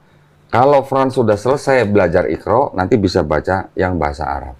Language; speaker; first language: Indonesian; native; Indonesian